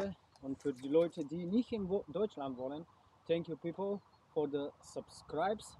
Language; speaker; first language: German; non-native, learner; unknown